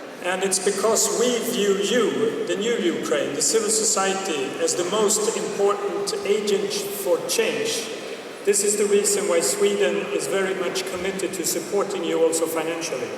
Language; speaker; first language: English; non-native, fluent; Swedish